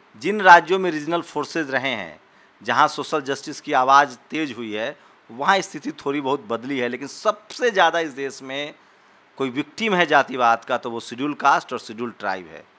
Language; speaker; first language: Hindi; native; Hindi